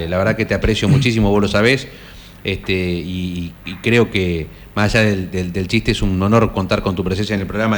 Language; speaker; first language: Spanish; native; Spanish